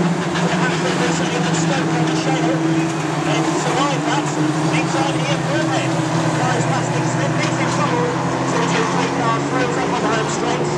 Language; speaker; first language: English; native; English